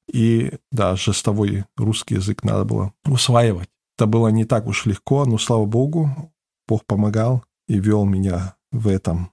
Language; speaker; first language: Russian; early bilingual, heritage; German